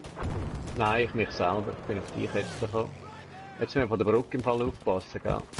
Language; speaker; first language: German; native; German